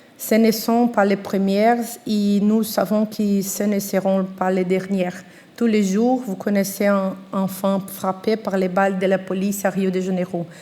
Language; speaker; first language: French; non-native, fluent; Portuguese